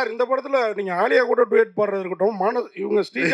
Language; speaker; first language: Tamil; native; Tamil